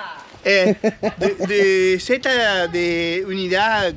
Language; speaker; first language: French; non-native, learner; Spanish